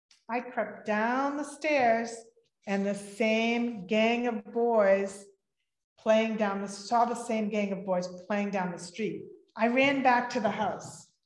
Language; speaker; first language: English; native; English